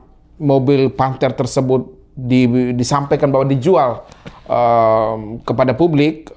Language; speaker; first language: Indonesian; native; Indonesian